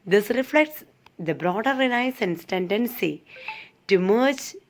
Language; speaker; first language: English; non-native, local second language; Malayalam